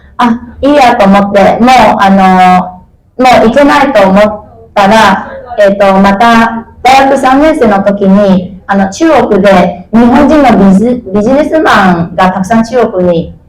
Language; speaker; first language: Japanese; non-native, fluent; Chinese